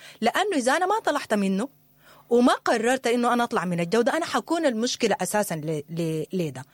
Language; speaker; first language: Arabic; native; Arabic